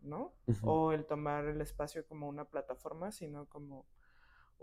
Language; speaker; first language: Spanish; native; Spanish